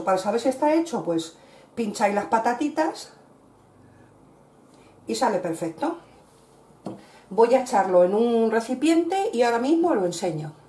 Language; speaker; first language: Spanish; native; Spanish